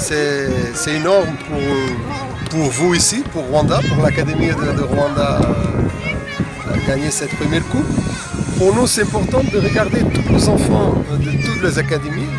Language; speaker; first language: French; non-native, fluent; Portuguese